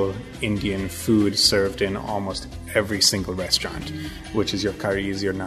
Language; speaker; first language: English; non-native, local second language; Bangla